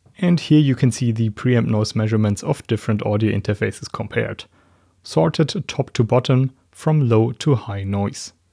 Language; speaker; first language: English; non-native, fluent; German